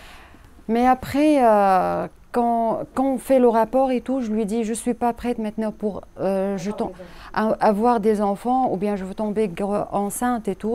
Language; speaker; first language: French; non-native, learner; Arabic